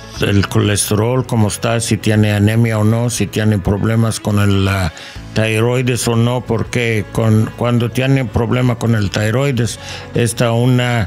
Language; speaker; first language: Spanish; non-native, fluent; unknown